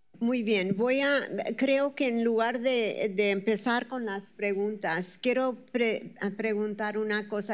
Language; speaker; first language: Spanish; early bilingual, heritage; Spanish